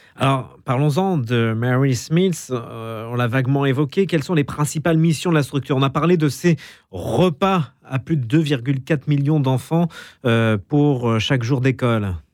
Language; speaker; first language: French; native; French